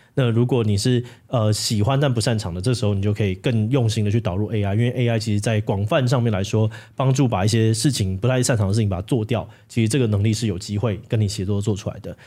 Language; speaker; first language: Chinese; native; Chinese